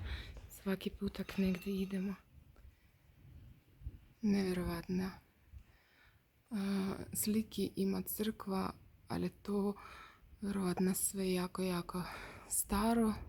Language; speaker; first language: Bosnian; non-native, learner; Russian